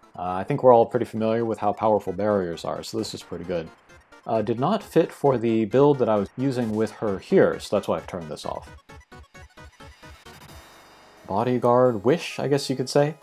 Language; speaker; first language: English; native; English